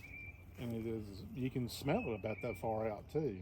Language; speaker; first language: English; native; English